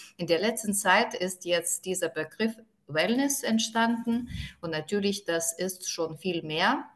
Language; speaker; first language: German; non-native, fluent; Lithuanian